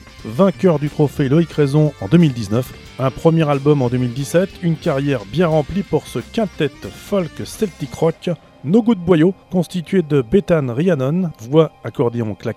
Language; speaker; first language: French; native; French